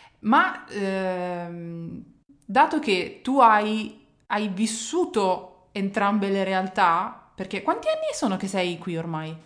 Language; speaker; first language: Italian; native; Italian